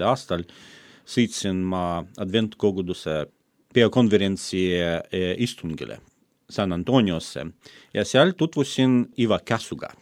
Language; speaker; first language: Estonian; non-native, fluent; Russian